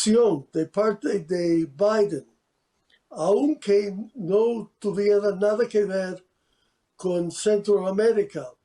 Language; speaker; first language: Spanish; non-native, fluent; English